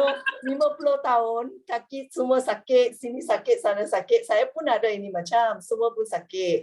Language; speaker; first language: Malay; non-native, local second language; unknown